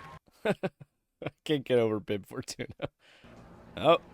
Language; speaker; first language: English; native; English